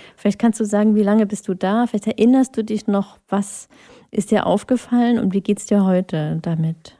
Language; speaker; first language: German; native; German